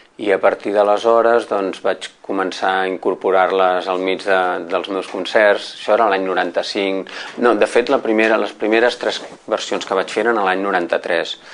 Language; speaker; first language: Catalan; native; Catalan